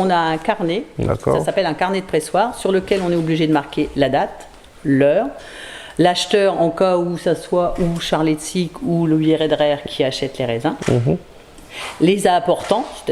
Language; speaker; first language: French; native; French